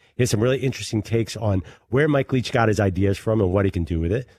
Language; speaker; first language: English; native; English